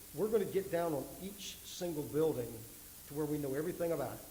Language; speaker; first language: English; native; English